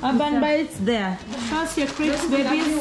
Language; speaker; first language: English; non-native, local second language; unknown